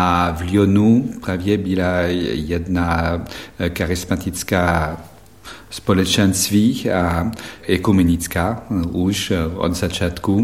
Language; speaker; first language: Czech; non-native, fluent; French